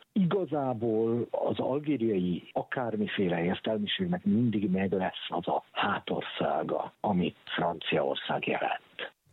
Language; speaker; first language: Hungarian; native; Hungarian